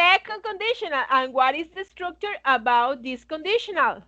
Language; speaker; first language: English; non-native, fluent; Spanish